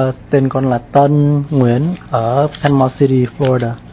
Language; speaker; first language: Vietnamese; early bilingual, heritage; Vietnamese